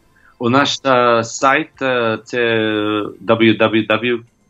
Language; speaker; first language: Ukrainian; non-native, learner; English